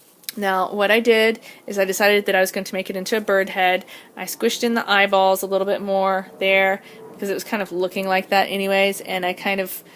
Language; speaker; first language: English; native; English